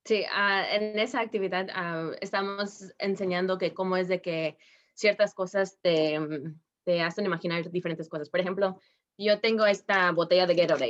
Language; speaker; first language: Spanish; early bilingual, heritage; Spanish